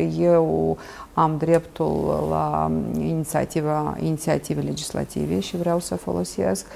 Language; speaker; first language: Romanian; non-native, local second language; Russian